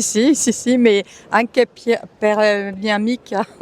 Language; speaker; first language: Italian; early bilingual, heritage; Italian